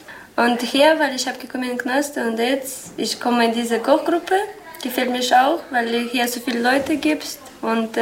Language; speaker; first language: German; non-native, learner; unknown